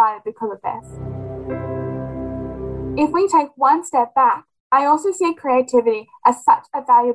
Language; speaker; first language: English; native; English